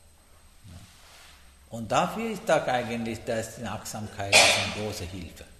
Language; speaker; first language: German; non-native, learner; Sinhala